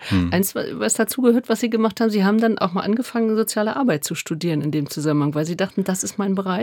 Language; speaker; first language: German; native; German